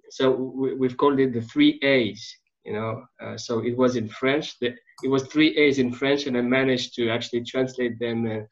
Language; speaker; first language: English; non-native, fluent; French